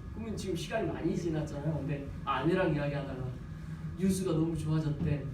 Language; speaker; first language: Korean; native; Korean